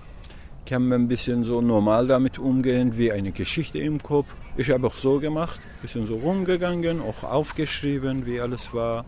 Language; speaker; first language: German; non-native, learner; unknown